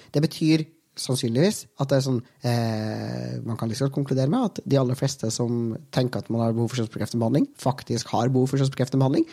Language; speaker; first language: Norwegian; native; Norwegian